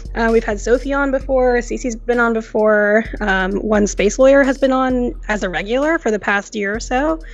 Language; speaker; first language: English; native; English